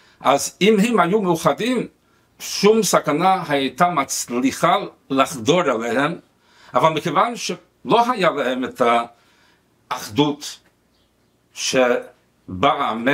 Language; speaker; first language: Hebrew; non-native, fluent; Spanish